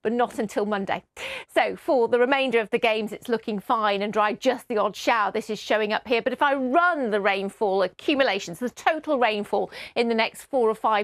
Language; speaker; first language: English; native; English